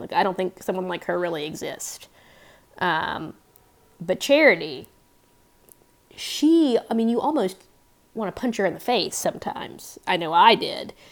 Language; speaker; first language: English; native; English